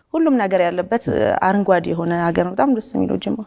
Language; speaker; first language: Amharic; native; Amharic